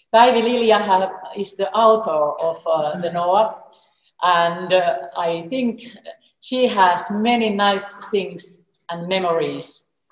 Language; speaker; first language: English; non-native, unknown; Finnish